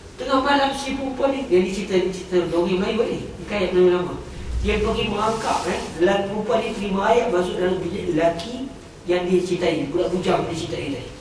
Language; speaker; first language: Malay; native; Malay